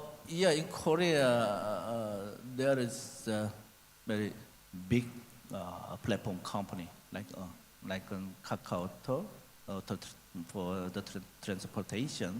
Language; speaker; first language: English; non-native, learner; Korean